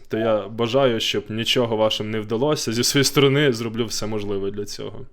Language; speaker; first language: Ukrainian; native; Ukrainian